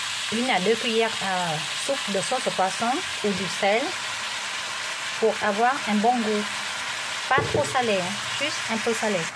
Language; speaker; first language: French; non-native, learner; Vietnamese